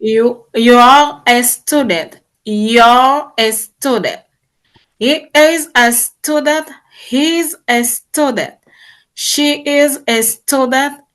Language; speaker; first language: English; non-native, learner; Haitian Creole